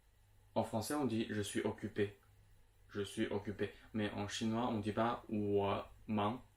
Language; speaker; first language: French; non-native, fluent; Chinese